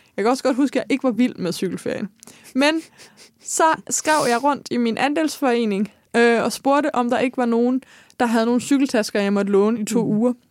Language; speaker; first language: Danish; native; Danish